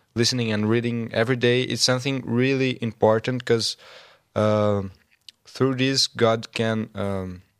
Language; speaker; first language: English; non-native, learner; Portuguese